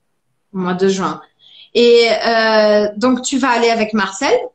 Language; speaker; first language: French; non-native, fluent; Portuguese